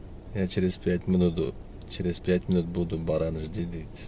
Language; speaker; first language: Russian; non-native, local second language; Kyrgyz